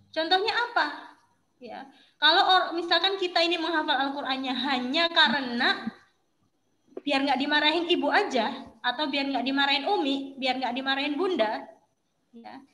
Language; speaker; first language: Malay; non-native, local second language; Javanese